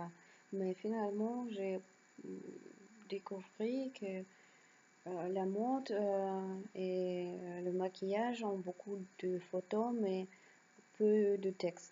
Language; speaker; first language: French; non-native, learner; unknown